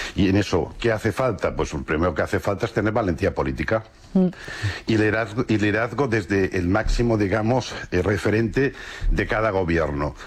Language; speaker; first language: Spanish; non-native, local second language; Catalan